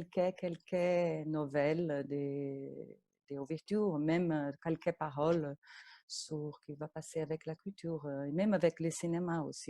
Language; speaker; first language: French; non-native, fluent; Portuguese